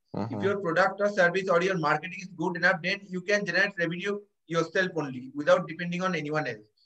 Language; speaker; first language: English; non-native, local second language; Bangla